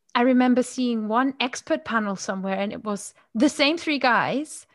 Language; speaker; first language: English; non-native, fluent; German